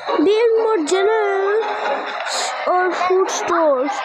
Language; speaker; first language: English; non-native, learner; Bangla